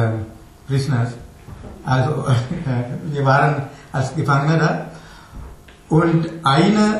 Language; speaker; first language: German; non-native, fluent; Tamil